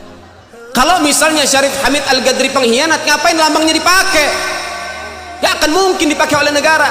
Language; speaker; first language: Indonesian; native; Indonesian